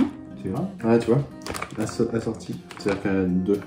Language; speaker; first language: French; native; French